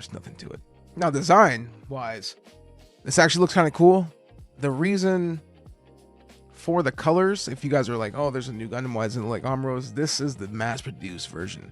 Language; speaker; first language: English; native; English